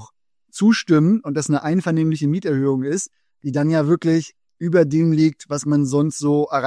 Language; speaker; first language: German; native; German